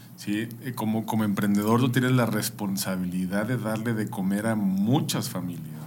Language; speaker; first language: Spanish; native; Spanish